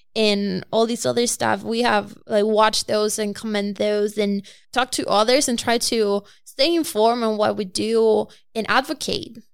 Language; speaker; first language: English; non-native, fluent; Spanish